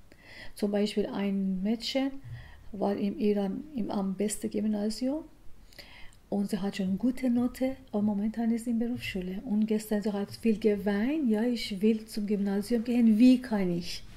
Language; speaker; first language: German; non-native, learner; Persian